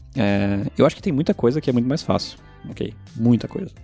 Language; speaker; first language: Portuguese; non-native, fluent; German